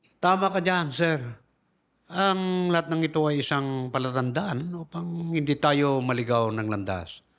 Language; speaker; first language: Filipino; native; Filipino